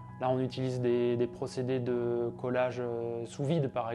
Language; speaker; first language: French; native; French